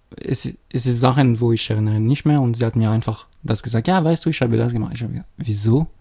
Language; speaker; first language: German; non-native, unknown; French